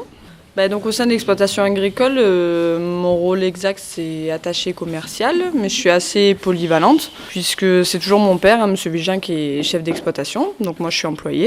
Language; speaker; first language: French; native; French